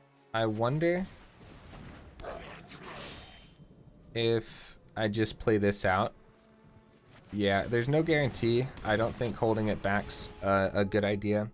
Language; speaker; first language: English; native; English